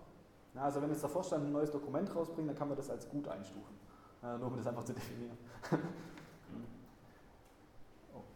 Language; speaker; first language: German; native; German